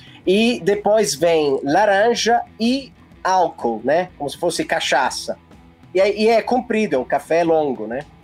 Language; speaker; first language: Portuguese; non-native, fluent; Italian